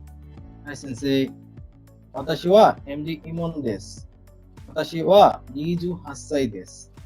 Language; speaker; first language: Japanese; non-native, learner; Bangla